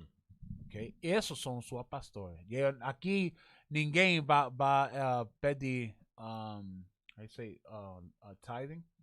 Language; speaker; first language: Portuguese; non-native, learner; English